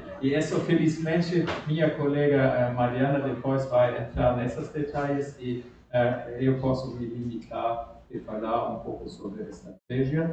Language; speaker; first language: Portuguese; non-native, fluent; German